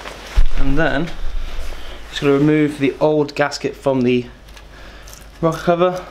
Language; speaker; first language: English; native; English